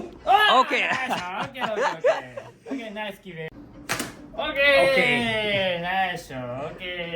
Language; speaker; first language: English; non-native, learner; Japanese